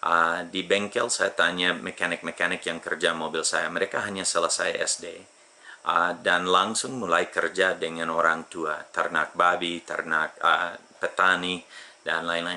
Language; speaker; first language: Indonesian; non-native, fluent; English